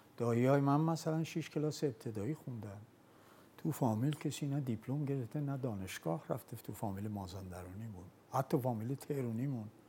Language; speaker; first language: Persian; non-native, local second language; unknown